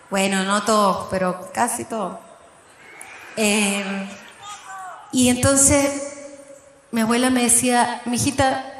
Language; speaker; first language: Spanish; native; Spanish